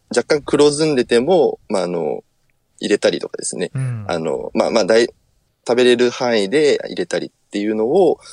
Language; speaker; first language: Japanese; native; Japanese